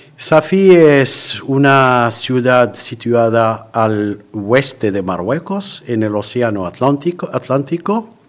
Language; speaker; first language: Spanish; non-native, fluent; Arabic